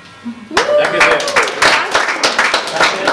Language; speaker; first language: German; non-native, fluent; Polish